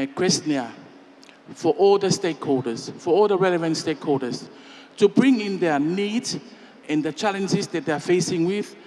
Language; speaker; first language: English; non-native, fluent; Tongan